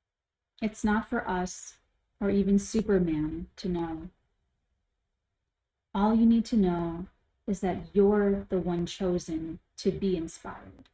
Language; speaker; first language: English; native; English